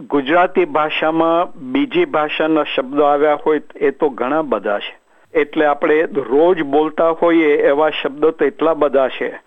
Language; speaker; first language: Gujarati; early bilingual, heritage; Gujarati